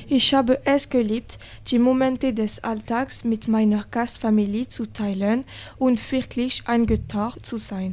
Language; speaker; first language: German; non-native, learner; French